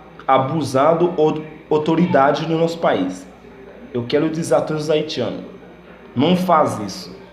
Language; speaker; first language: Portuguese; non-native, learner; Haitian Creole